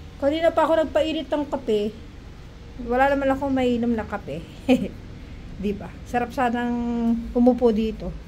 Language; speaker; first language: Filipino; non-native, local second language; Iloko